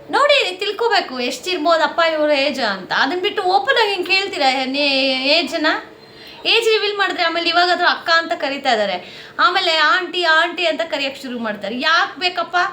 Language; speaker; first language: Kannada; non-native, local second language; Telugu